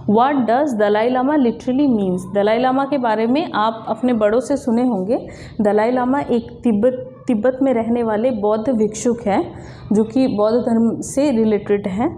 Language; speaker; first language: Hindi; non-native, local second language; Bangla